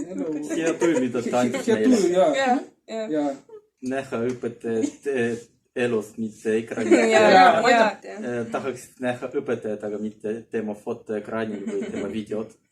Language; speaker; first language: Estonian; non-native, learner; Russian